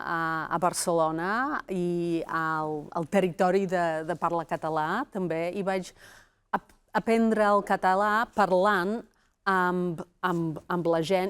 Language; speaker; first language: Catalan; non-native, fluent; Welsh